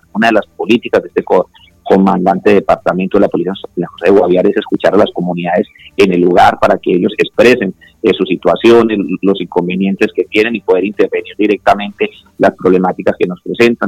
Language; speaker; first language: Spanish; native; Spanish